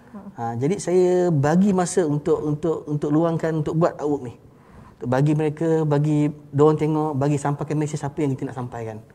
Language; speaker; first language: Malay; native; Malay